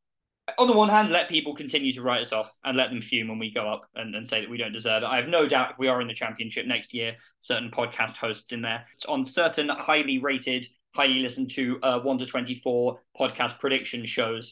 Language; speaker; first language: English; native; English